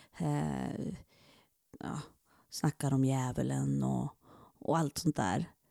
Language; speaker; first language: Swedish; native; Swedish